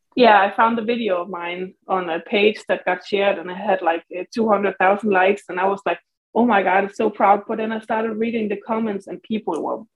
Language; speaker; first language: English; non-native, fluent; Danish